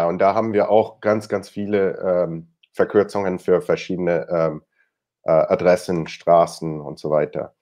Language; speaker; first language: German; non-native, fluent; English